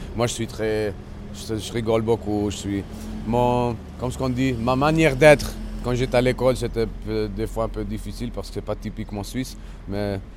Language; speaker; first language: French; non-native, local second language; Spanish